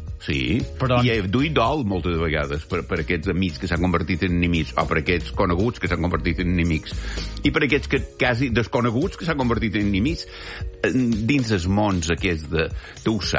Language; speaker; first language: Catalan; native; Catalan